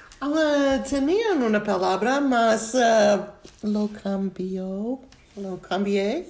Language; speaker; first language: Spanish; non-native, fluent; English